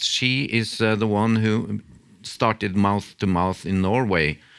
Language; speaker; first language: English; non-native, fluent; Norwegian